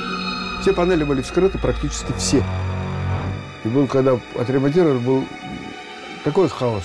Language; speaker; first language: Russian; native; Russian